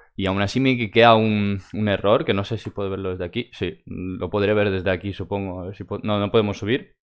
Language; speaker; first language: Spanish; non-native, fluent; Russian